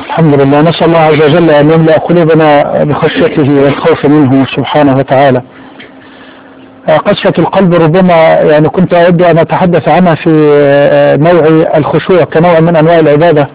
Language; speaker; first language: Arabic; native; Arabic